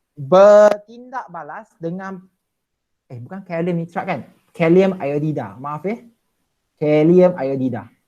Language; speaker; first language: Malay; non-native, local second language; Chinese